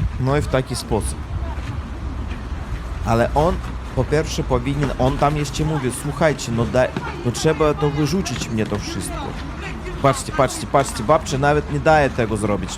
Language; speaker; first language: Polish; non-native, fluent; Russian